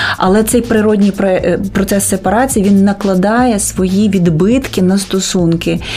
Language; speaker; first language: Ukrainian; native; Ukrainian